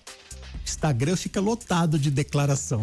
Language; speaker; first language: Portuguese; native; Portuguese